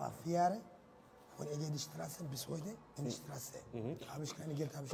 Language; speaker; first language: German; non-native, learner; Tigrinya